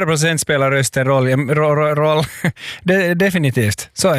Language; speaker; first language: Swedish; native; Swedish